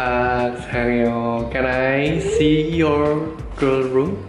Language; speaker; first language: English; non-native, learner; Indonesian